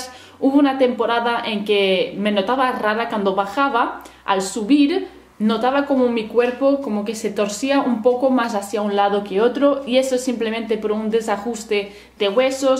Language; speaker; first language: Spanish; native; Spanish